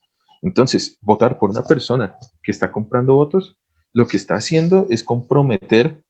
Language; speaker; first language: Spanish; native; Spanish